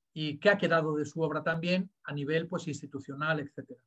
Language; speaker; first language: Spanish; native; Spanish